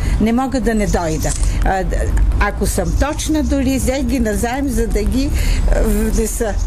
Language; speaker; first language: Bulgarian; native; Bulgarian